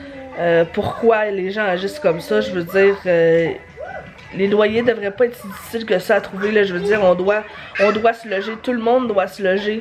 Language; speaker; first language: French; native; French